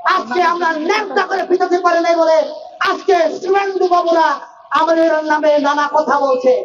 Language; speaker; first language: Bangla; non-native, local second language; Marma